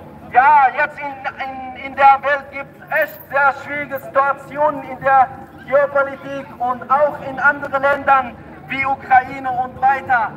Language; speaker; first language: German; non-native, fluent; Tajik